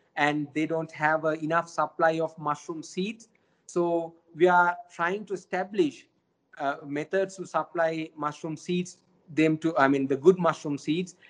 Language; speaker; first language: English; non-native, local second language; Sinhala